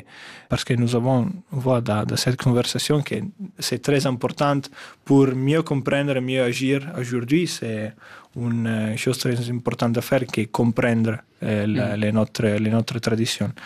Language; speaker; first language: French; non-native, learner; Italian